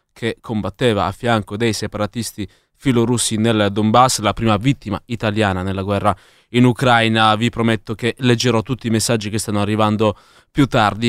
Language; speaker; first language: Italian; native; Italian